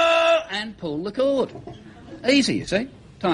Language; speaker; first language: English; native; English